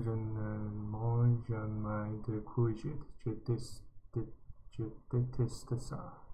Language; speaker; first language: French; non-native, learner; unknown